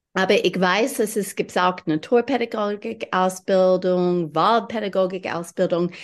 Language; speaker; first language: German; non-native, learner; English